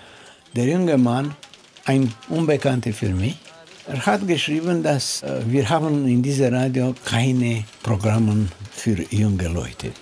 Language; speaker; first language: German; non-native, learner; Romanian